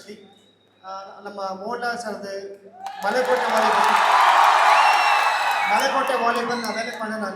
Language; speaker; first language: Tamil; non-native, local second language; Kannada